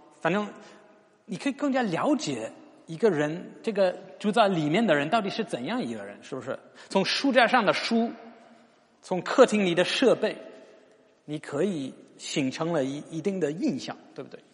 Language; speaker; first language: Chinese; non-native, fluent; English